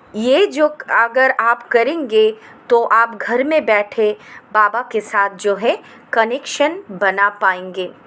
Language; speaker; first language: Hindi; non-native, local second language; Bangla